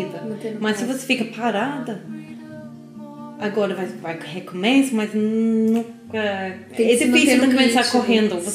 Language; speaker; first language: Portuguese; non-native, learner; English